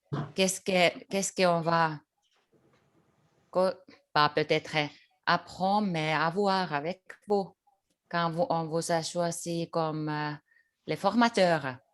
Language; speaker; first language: French; non-native, learner; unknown